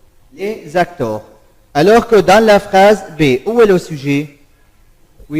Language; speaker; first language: French; non-native, fluent; Arabic